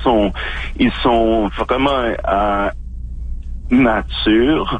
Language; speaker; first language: French; non-native, fluent; English